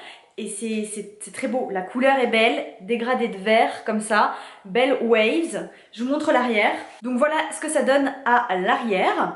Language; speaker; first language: French; native; French